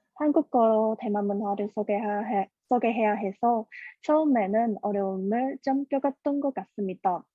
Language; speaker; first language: Korean; non-native, fluent; Chinese